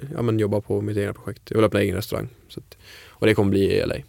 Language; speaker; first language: Swedish; native; Swedish